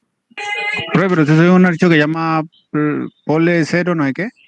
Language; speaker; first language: Spanish; native; Spanish